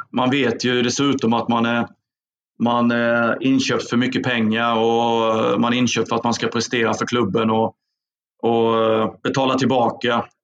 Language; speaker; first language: Swedish; native; Swedish